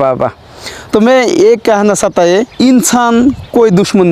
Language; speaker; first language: Hindi; non-native, learner; Bangla